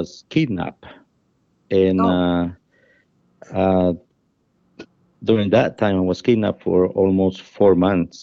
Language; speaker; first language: English; non-native, fluent; Spanish